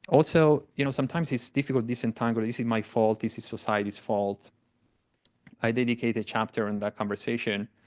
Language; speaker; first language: English; non-native, fluent; Italian